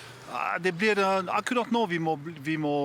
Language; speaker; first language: Norwegian; non-native, fluent; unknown